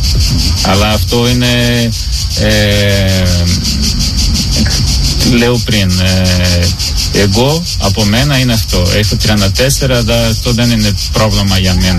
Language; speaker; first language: Greek; non-native, learner; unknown